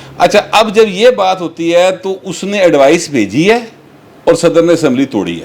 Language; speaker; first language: Urdu; non-native, local second language; Punjabi